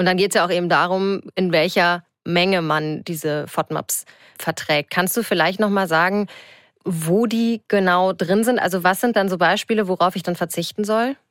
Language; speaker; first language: German; native; German